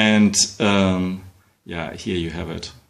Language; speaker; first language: English; non-native, fluent; German